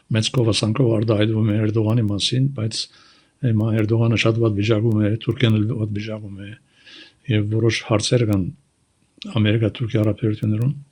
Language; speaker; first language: Armenian; early bilingual, heritage; Armenian